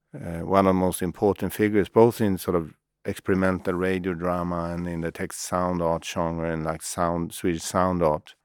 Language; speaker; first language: English; non-native, fluent; Swedish